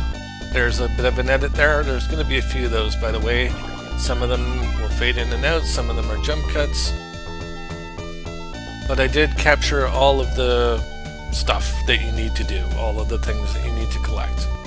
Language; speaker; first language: English; native; English